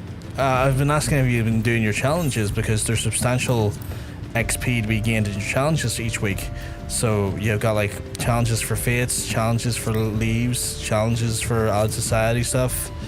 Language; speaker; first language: English; native; English